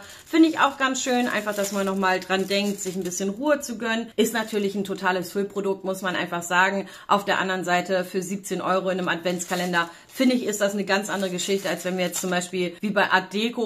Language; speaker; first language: German; native; German